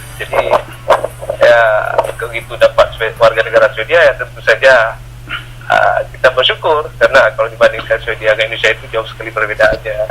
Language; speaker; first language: Indonesian; non-native, local second language; Achinese